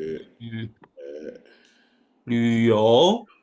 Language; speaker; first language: Chinese; non-native, fluent; Indonesian